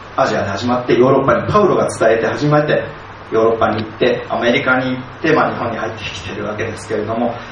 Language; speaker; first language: Japanese; native; Japanese